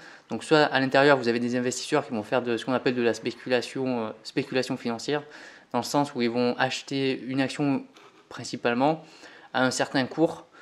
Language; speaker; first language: French; native; French